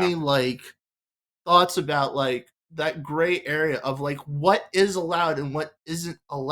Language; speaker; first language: English; native; English